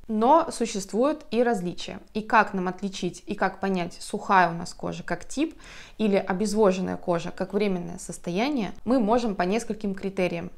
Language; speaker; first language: Russian; native; Russian